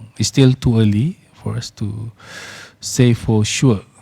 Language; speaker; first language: English; non-native, local second language; Malay